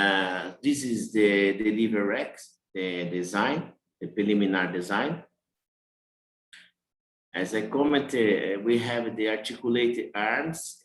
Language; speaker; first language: English; non-native, learner; Portuguese